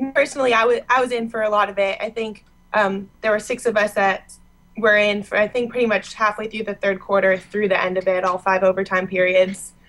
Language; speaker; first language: English; native; English